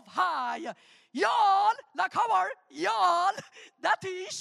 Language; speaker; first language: English; non-native, fluent; Armenian